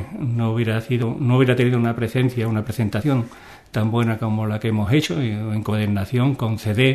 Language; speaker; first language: Spanish; native; Spanish